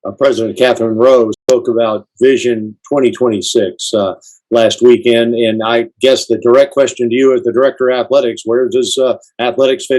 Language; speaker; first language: English; native; English